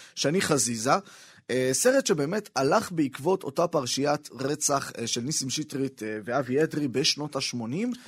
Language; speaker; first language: Hebrew; native; Hebrew